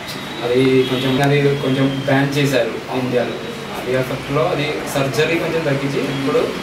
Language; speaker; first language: Telugu; non-native, learner; Malayalam